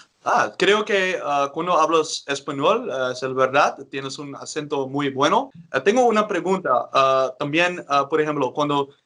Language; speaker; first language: Spanish; non-native, fluent; Dutch